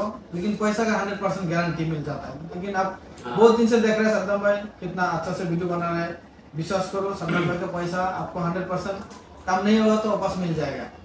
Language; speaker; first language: Hindi; non-native, fluent; Bangla